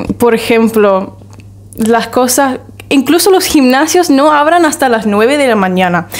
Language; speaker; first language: Spanish; non-native, fluent; English